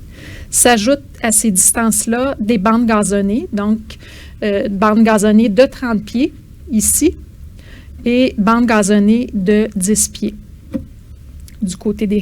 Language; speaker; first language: French; native; French